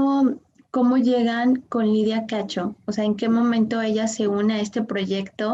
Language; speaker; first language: Spanish; native; Spanish